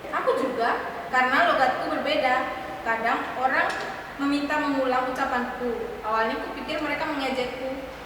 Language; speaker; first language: Indonesian; non-native, local second language; Tetum